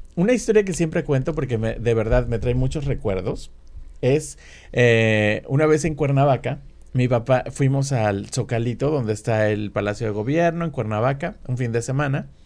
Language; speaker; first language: Spanish; native; Spanish